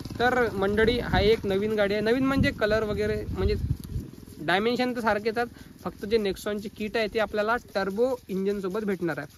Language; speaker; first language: Marathi; native; Marathi